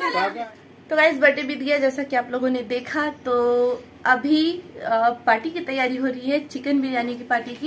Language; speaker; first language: Hindi; native; Hindi